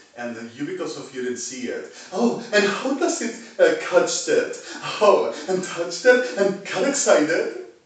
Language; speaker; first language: English; non-native, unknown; Spanish